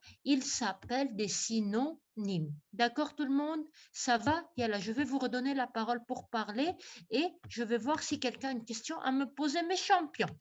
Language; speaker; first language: French; non-native, local second language; Arabic